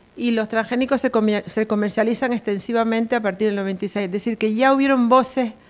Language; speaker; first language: Spanish; native; Spanish